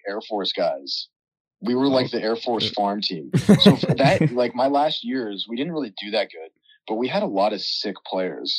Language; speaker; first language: English; native; English